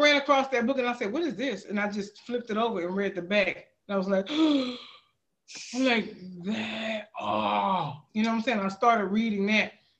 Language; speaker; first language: English; native; English